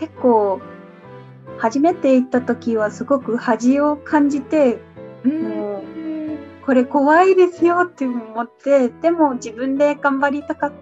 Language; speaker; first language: Japanese; non-native, fluent; English